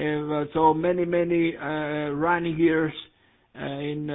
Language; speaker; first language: English; non-native, learner; Italian